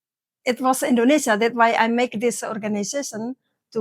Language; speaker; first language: English; non-native, learner; Indonesian